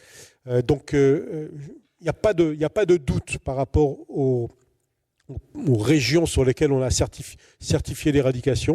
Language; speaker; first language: French; native; French